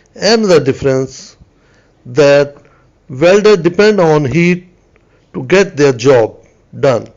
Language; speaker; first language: English; non-native, local second language; Urdu